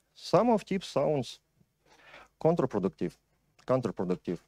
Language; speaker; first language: English; non-native, fluent; Ukrainian